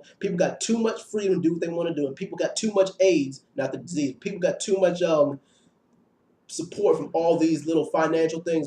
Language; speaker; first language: English; native; English